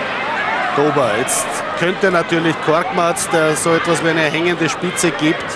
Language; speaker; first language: German; native; German